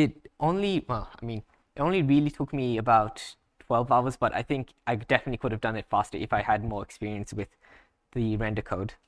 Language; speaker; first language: English; native; English